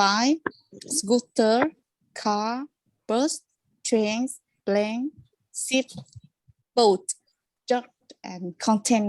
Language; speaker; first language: English; non-native, learner; Vietnamese